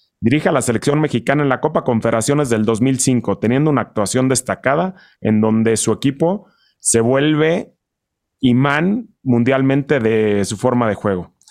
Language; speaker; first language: Spanish; native; Spanish